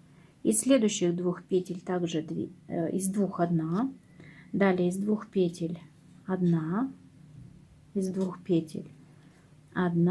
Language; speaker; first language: Russian; native; Russian